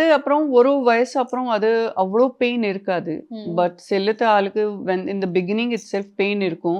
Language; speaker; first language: Tamil; non-native, local second language; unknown